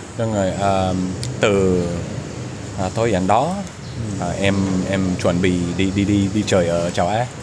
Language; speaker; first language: Vietnamese; non-native, learner; English